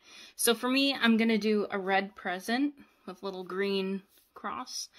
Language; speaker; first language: English; native; English